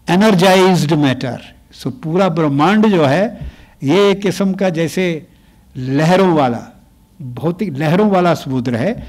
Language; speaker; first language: Hindi; native; Hindi